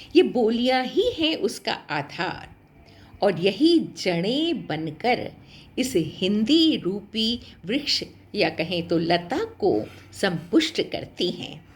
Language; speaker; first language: Hindi; native; Hindi